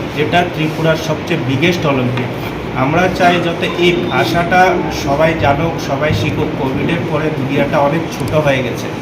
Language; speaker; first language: Bangla; native; Bangla